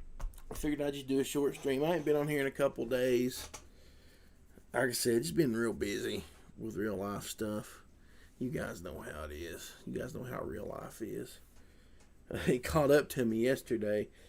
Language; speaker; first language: English; native; English